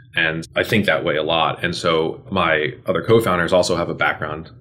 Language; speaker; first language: English; native; English